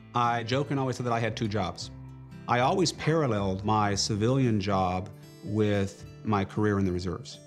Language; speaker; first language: English; native; English